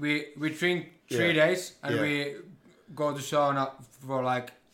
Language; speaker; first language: English; non-native, fluent; Finnish